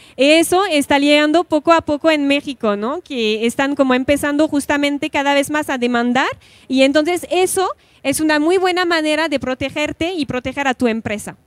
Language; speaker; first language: Spanish; non-native, fluent; French